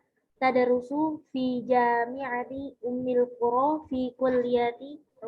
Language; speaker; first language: Arabic; non-native, learner; Indonesian